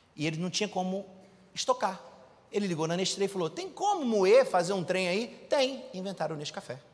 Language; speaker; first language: Portuguese; native; Portuguese